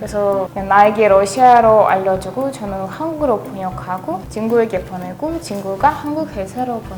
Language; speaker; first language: Korean; non-native, learner; Russian